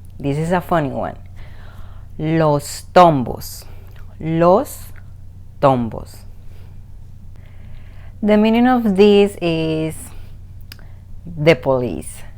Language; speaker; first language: English; non-native, fluent; Spanish